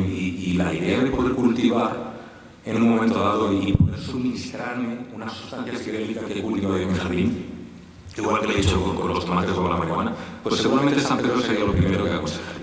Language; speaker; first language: Spanish; native; Spanish